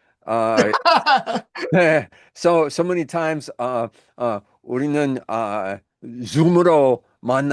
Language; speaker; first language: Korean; non-native, learner; English